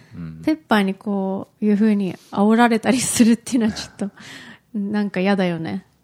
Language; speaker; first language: Japanese; native; Japanese